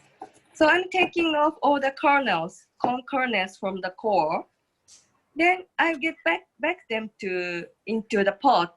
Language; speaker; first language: English; non-native, fluent; Japanese